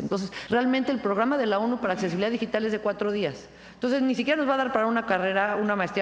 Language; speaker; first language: Spanish; native; Spanish